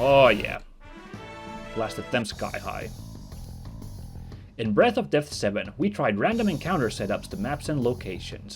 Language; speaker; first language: English; native; English